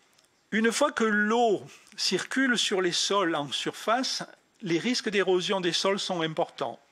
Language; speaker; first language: French; native; French